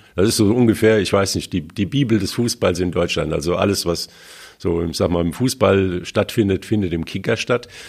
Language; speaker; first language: German; native; German